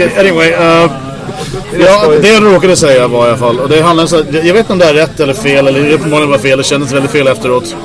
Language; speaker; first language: Swedish; native; Swedish